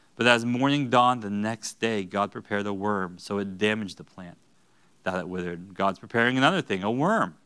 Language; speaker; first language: English; native; English